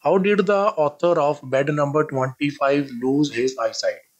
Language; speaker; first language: English; non-native, local second language; Punjabi